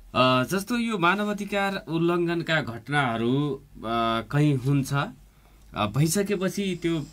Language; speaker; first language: Nepali; native; Nepali